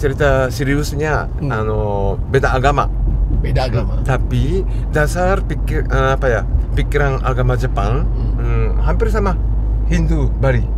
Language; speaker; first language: Indonesian; non-native, fluent; Japanese